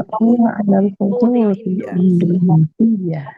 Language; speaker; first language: Arabic; non-native, learner; Indonesian